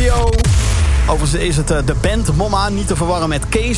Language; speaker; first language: Dutch; native; Dutch